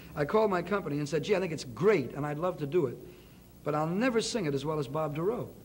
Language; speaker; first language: English; native; English